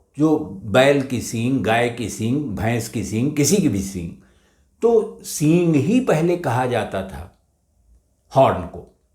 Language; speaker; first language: Hindi; native; Hindi